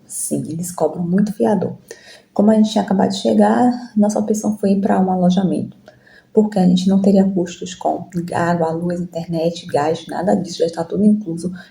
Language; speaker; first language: Portuguese; native; Portuguese